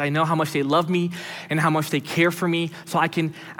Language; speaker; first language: English; native; English